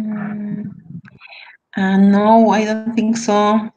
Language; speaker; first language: English; non-native, learner; Spanish